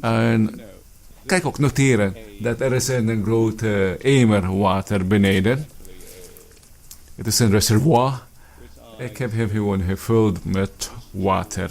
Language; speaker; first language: Dutch; non-native, fluent; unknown